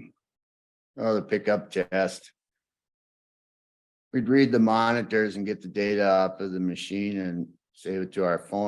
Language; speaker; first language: English; native; English